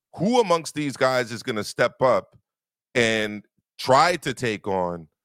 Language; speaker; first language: English; native; English